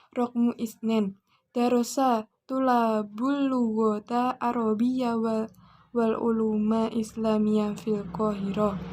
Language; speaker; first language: Arabic; non-native, learner; Indonesian